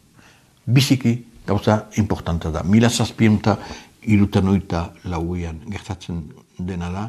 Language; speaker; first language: Basque; native; Basque